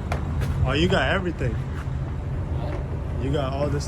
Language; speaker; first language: English; native; English